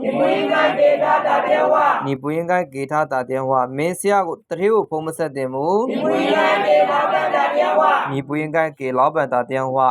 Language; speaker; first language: Chinese; non-native, fluent; Burmese